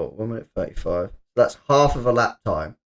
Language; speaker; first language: English; native; English